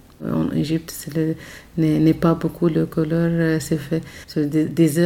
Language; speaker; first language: French; non-native, learner; Arabic